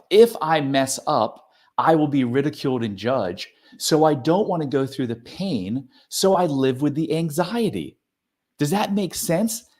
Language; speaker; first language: English; native; English